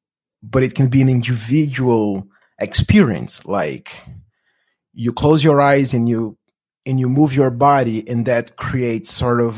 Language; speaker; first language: English; non-native, fluent; Portuguese